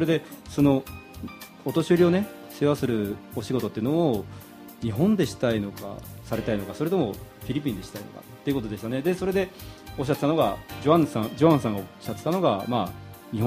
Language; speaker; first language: Japanese; native; Japanese